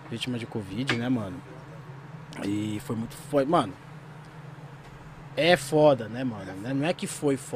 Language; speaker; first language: Portuguese; native; Portuguese